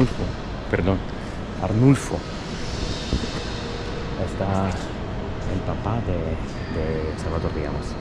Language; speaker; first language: Spanish; non-native, fluent; German